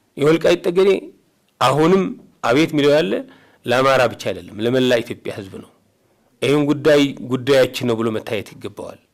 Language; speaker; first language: Amharic; native; Amharic